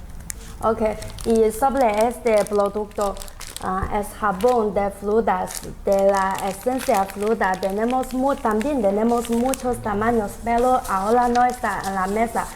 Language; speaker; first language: Spanish; non-native, learner; Chinese